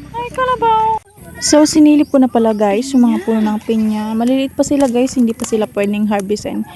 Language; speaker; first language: Filipino; non-native, local second language; Bikol